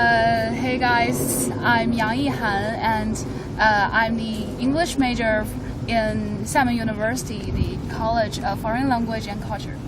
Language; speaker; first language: English; non-native, fluent; Chinese